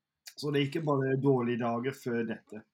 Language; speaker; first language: Norwegian; non-native, fluent; English